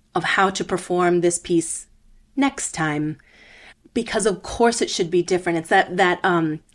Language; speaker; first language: English; early bilingual, other home language; Spanish